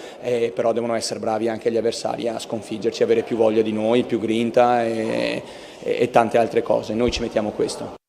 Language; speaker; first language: Italian; native; Italian